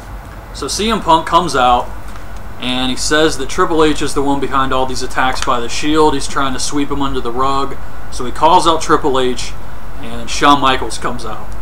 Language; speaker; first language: English; native; English